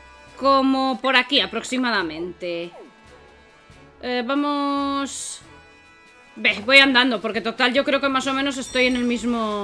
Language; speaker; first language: Spanish; native; Spanish